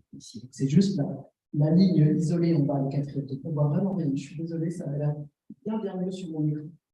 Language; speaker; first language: French; native; French